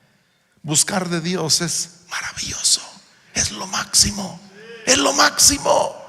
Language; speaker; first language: Spanish; non-native, local second language; English